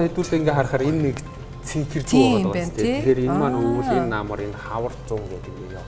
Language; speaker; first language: Mongolian; native; Mongolian